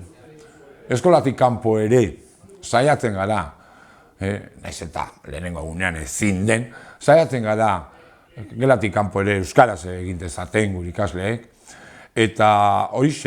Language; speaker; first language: Basque; non-native, local second language; Spanish